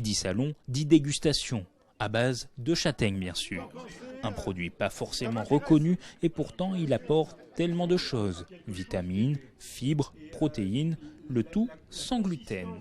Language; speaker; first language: French; native; French